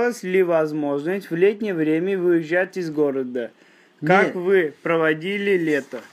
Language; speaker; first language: Russian; native; Russian